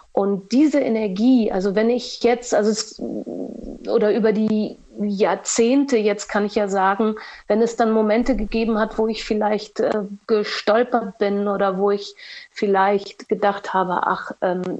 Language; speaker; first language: German; non-native, fluent; Portuguese